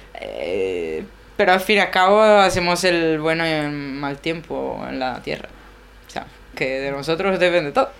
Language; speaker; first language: Spanish; non-native, fluent; Italian